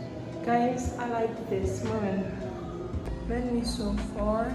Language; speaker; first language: English; non-native, learner; Haitian Creole